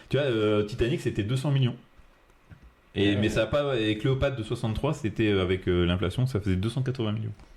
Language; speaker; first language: French; native; French